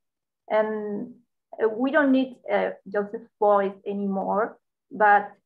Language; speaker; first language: English; non-native, learner; Spanish